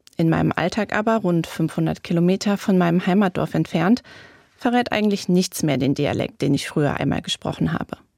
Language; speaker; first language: German; native; German